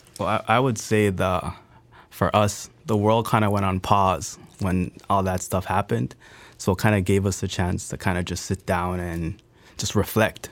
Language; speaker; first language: English; native; English